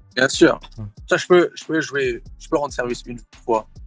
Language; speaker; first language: French; early bilingual, other home language; Thai